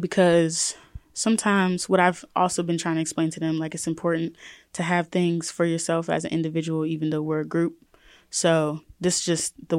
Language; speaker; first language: English; native; English